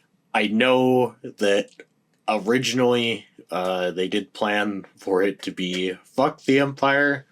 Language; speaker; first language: English; native; English